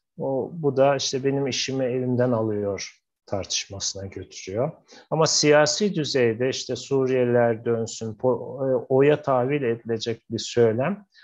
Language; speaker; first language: Turkish; native; Turkish